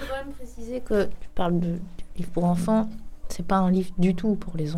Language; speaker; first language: French; native; French